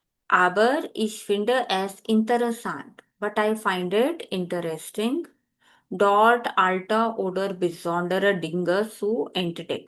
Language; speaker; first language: German; non-native, fluent; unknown